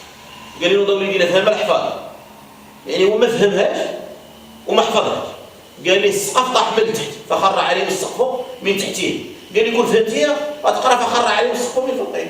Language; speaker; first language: Arabic; native; Arabic